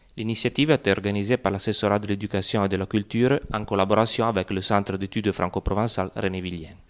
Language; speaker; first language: French; non-native, local second language; Italian